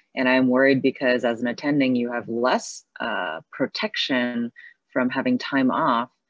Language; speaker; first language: English; early bilingual, other home language; Chinese